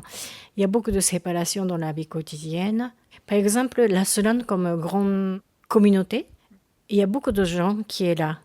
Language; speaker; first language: French; non-native, learner; Japanese